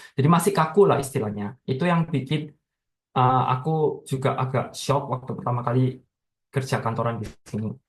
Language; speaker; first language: Indonesian; native; Indonesian